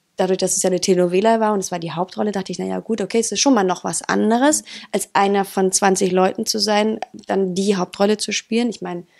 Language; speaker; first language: German; non-native, fluent; Danish